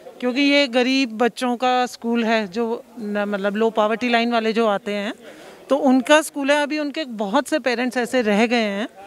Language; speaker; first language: Hindi; native; Hindi